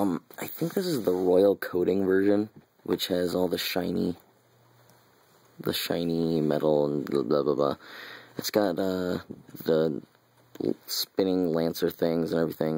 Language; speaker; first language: English; native; English